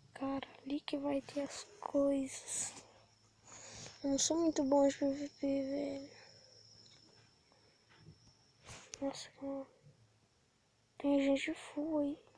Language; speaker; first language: Portuguese; native; Portuguese